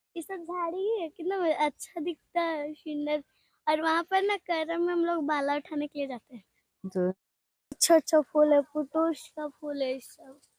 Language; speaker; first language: Hindi; non-native, local second language; Bangla